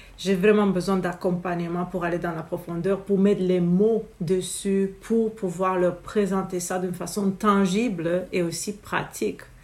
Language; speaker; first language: French; non-native, fluent; Romanian